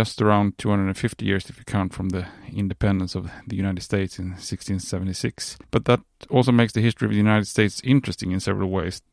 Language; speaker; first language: English; non-native, fluent; Swedish